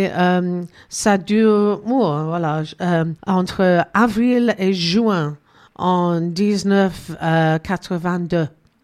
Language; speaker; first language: French; non-native, learner; English